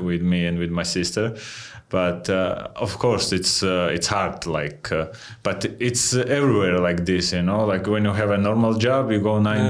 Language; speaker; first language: English; non-native, fluent; Georgian